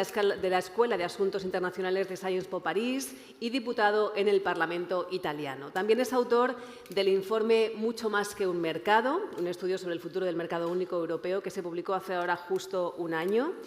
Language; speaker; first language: Spanish; native; Spanish